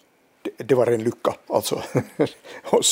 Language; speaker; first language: Swedish; non-native, local second language; Finnish